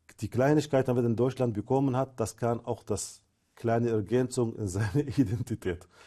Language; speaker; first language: German; non-native, fluent; Arabic